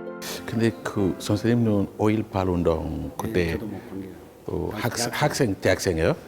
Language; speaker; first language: Korean; non-native, learner; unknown